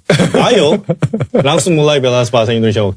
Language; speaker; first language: Indonesian; non-native, learner; Korean